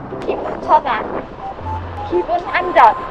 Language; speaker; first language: Korean; non-native, learner; Khmer